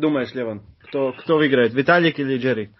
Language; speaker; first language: Russian; non-native, fluent; Latvian